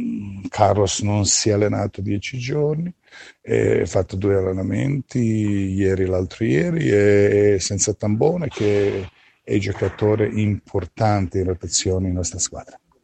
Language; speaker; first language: Italian; non-native, fluent; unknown